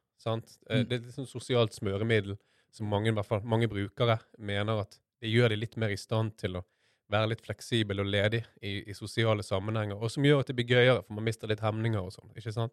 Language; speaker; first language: Norwegian; native; Norwegian